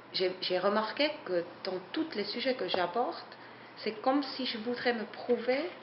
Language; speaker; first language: French; non-native, fluent; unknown